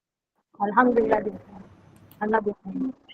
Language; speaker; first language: Arabic; non-native, learner; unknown